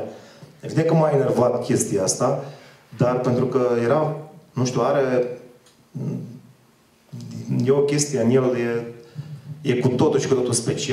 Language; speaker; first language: Romanian; native; Romanian